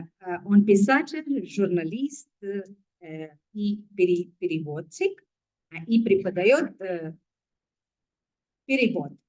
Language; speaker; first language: Russian; non-native, fluent; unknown